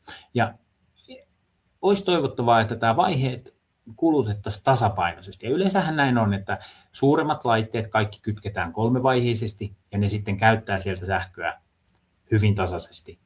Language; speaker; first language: Finnish; native; Finnish